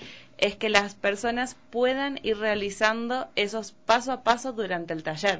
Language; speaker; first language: Spanish; native; Spanish